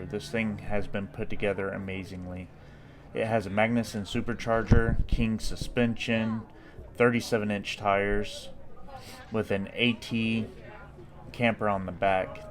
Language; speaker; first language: English; native; English